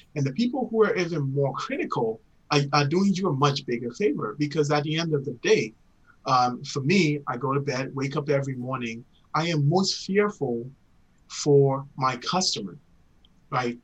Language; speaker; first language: English; non-native, local second language; Akan